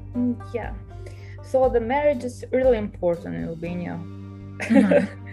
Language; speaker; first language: English; non-native, fluent; Albanian